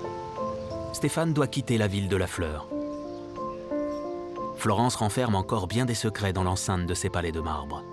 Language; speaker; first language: French; native; French